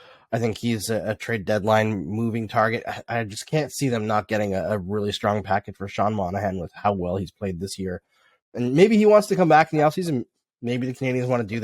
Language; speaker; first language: English; native; English